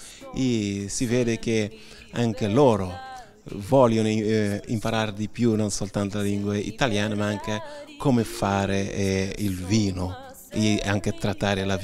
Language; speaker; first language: Italian; non-native, fluent; Kabuverdianu